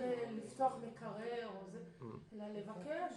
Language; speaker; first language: Hebrew; non-native, fluent; French